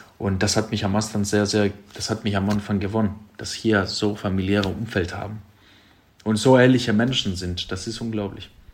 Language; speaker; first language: German; non-native, fluent; Greek